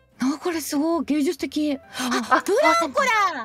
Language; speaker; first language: Japanese; native; Japanese